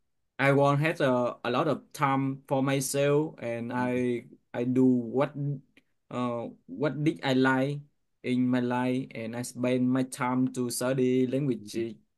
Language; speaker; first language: English; non-native, learner; Vietnamese